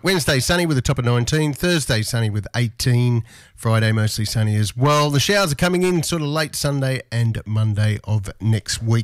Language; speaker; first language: English; native; English